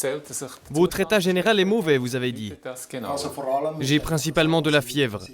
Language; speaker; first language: French; native; French